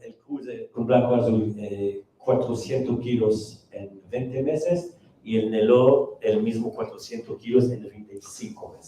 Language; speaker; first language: Spanish; non-native, fluent; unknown